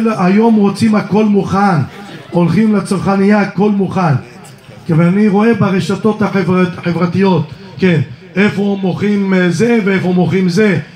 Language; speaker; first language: Hebrew; early bilingual, other home language; Arabic